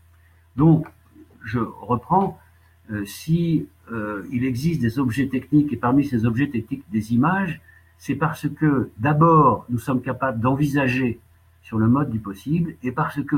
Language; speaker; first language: French; native; French